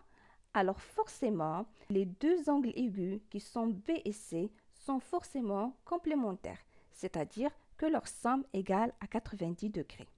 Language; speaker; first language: French; non-native, local second language; Arabic